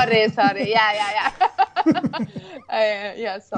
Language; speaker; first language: English; non-native, fluent; Italian